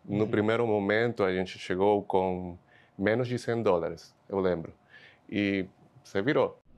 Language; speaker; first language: Portuguese; non-native, fluent; Spanish